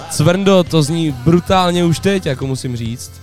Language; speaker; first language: Czech; native; Czech